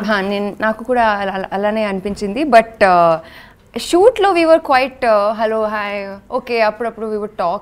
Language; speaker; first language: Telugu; non-native, learner; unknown